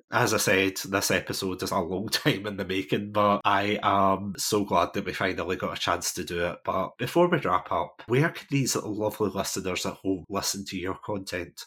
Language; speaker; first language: English; native; English